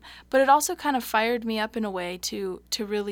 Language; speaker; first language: English; native; English